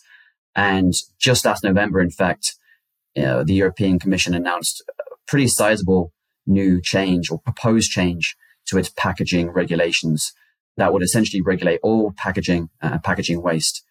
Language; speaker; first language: English; native; English